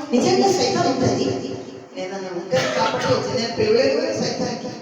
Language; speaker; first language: Telugu; non-native, learner; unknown